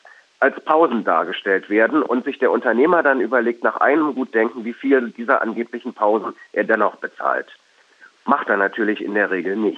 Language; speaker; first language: German; native; German